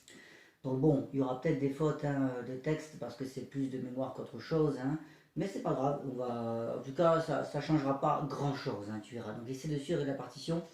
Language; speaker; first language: French; native; French